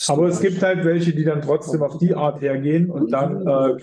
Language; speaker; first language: German; native; German